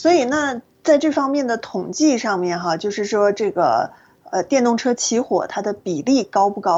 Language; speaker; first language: Chinese; native; Chinese